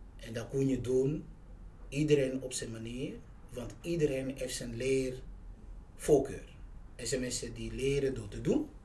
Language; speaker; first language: Dutch; non-native, fluent; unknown